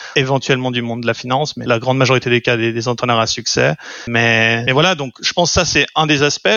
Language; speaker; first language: French; native; French